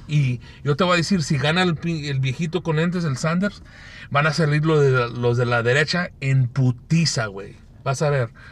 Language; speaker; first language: Spanish; early bilingual, heritage; Spanish